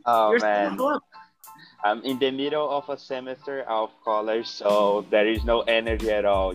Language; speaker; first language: English; non-native, learner; Portuguese